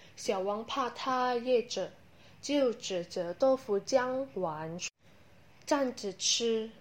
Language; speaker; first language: Chinese; non-native, learner; Indonesian